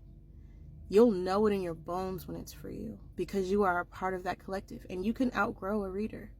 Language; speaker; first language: English; native; English